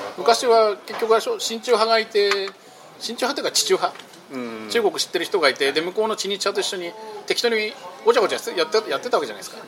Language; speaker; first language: Japanese; native; Japanese